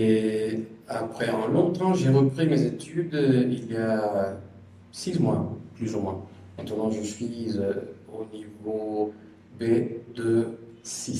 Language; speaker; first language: French; non-native, fluent; Spanish